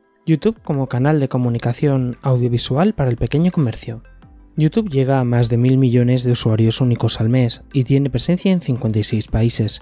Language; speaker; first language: Spanish; native; Spanish